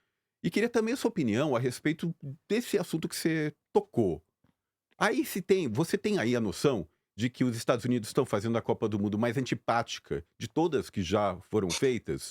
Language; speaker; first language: Portuguese; native; Portuguese